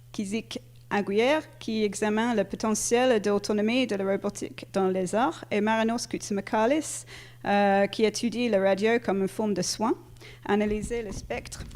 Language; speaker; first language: French; non-native, fluent; English